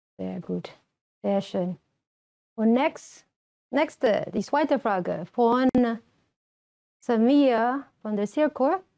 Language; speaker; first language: German; non-native, fluent; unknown